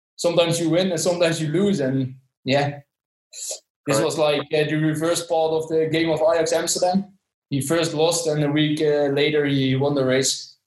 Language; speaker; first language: English; non-native, fluent; Dutch